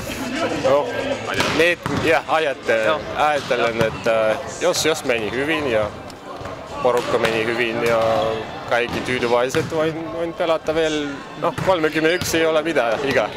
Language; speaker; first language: Finnish; non-native, learner; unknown